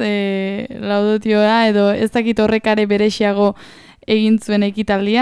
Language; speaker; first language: Basque; native; Basque